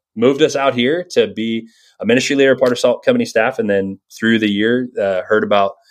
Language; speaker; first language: English; native; English